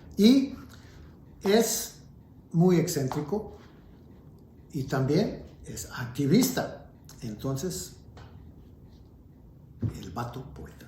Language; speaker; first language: Spanish; early bilingual, heritage; Spanish